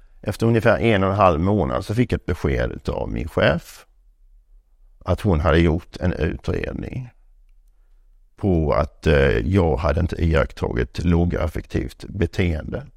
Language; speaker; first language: Swedish; native; Swedish